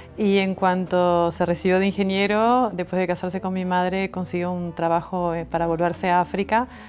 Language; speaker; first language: Spanish; non-native, fluent; French